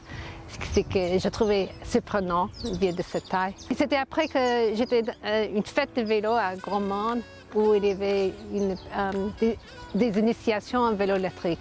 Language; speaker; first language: French; non-native, fluent; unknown